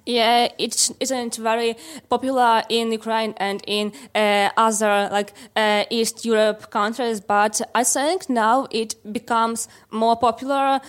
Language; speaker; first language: English; non-native, learner; Ukrainian